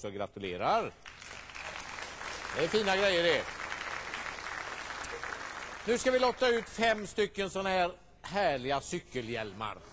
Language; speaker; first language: Swedish; native; Swedish